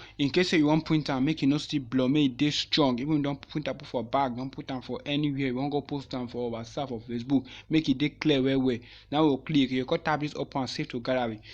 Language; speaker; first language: Nigerian Pidgin; non-native, local second language; Yoruba